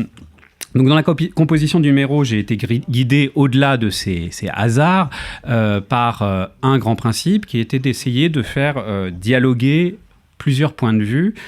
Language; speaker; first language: French; native; French